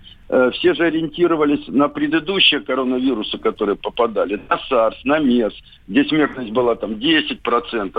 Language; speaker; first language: Russian; native; Russian